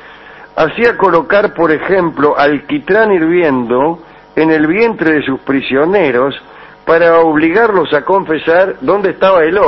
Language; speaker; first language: Spanish; native; Spanish